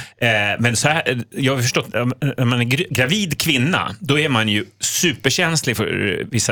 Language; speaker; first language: Swedish; native; Swedish